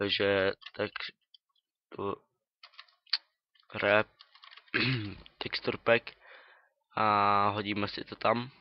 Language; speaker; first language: Czech; native; Czech